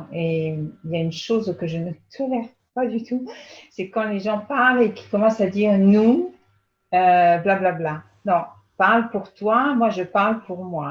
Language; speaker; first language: French; native; French